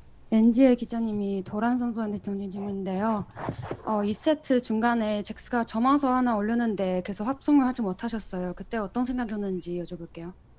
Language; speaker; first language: Korean; non-native, fluent; Chinese